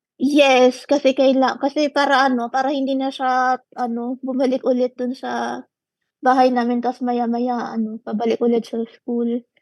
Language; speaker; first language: Filipino; native; Filipino